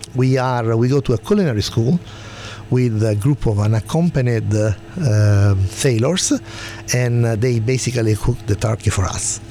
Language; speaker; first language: English; non-native, fluent; Italian